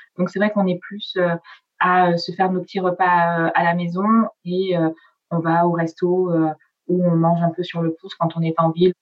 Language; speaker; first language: French; early bilingual, other home language; Italian